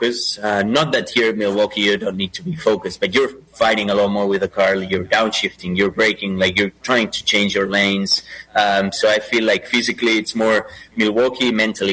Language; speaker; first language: English; non-native, fluent; Spanish